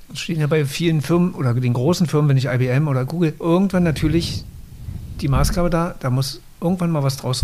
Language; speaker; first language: German; native; German